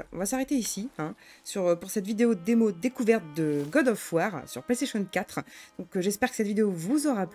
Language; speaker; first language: French; native; French